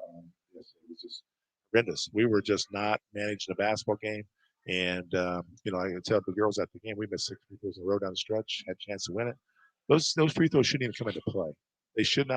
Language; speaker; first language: English; native; English